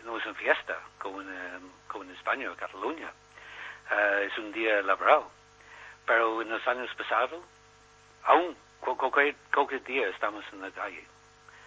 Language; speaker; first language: Spanish; non-native, learner; English